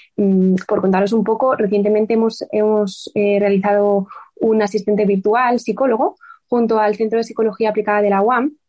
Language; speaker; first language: Spanish; native; Spanish